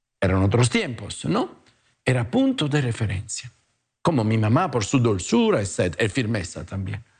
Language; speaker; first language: Spanish; non-native, fluent; Italian